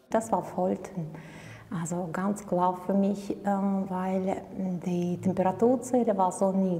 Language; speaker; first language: German; non-native, learner; Belarusian